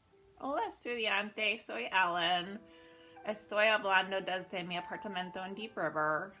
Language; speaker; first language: Spanish; non-native, fluent; English